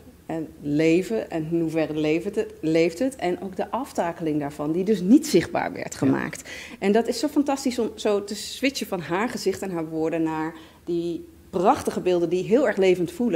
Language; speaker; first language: Dutch; native; Dutch